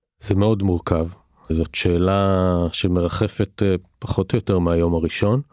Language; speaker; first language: Hebrew; native; Hebrew